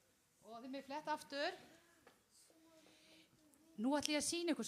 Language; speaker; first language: Icelandic; non-native, learner; Spanish